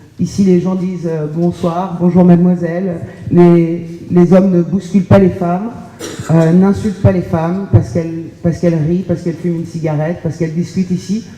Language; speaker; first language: French; early bilingual, other home language; Persian